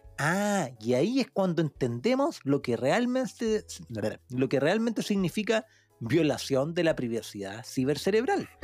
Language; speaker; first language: Spanish; native; Spanish